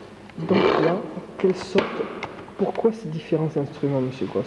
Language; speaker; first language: French; native; French